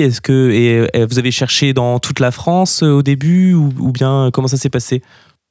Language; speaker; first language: French; native; French